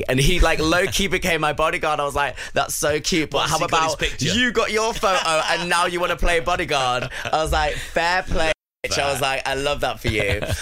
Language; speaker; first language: English; native; English